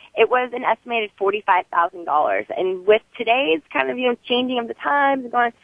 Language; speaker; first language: English; native; English